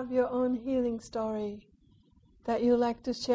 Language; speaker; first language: English; non-native, fluent; Japanese